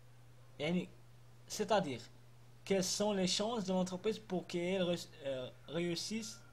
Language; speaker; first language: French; non-native, local second language; Arabic